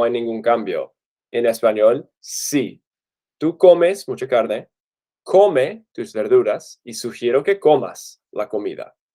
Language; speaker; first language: Spanish; non-native, fluent; English